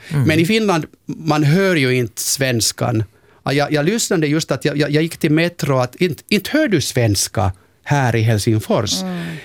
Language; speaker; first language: Swedish; non-native, local second language; Finnish